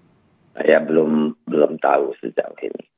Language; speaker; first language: Indonesian; native; Indonesian